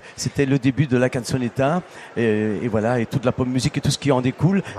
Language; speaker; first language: French; early bilingual, other home language; Italian